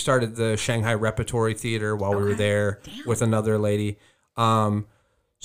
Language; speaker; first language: English; native; English